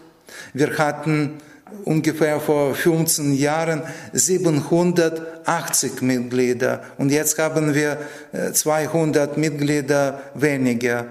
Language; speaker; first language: German; non-native, fluent; Russian